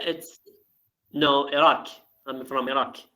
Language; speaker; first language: English; non-native, learner; Arabic